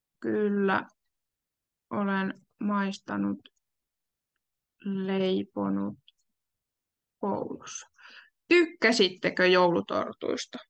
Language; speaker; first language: Finnish; native; Finnish